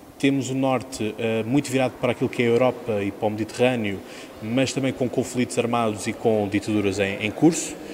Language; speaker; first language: Portuguese; native; Portuguese